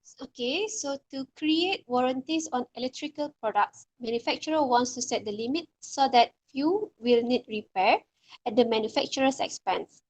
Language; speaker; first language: English; non-native, local second language; Malay